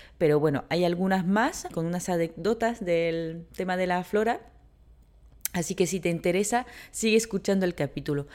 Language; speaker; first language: Spanish; non-native, fluent; French